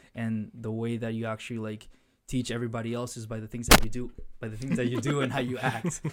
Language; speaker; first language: English; early bilingual, other home language; Spanish